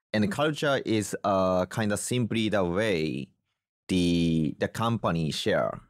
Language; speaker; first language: English; non-native, fluent; Japanese